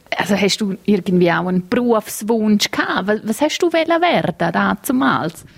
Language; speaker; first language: German; native; German